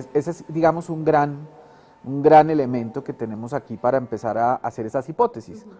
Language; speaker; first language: Spanish; native; Spanish